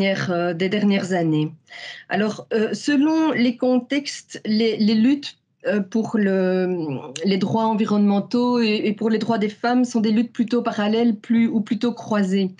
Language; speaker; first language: French; native; French